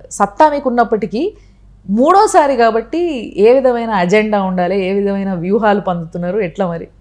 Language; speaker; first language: Telugu; native; Telugu